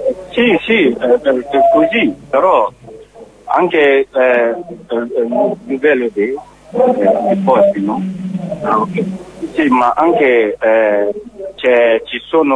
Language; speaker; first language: Italian; non-native, learner; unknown